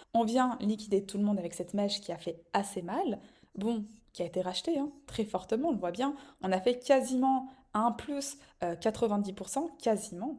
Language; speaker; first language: French; native; French